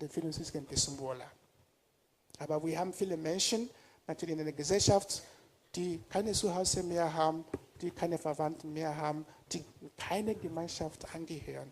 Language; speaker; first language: German; non-native, fluent; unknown